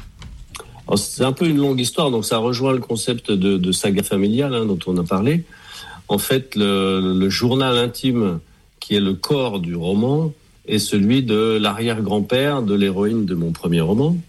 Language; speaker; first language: French; native; French